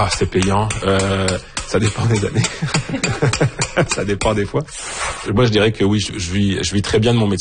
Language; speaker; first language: French; native; French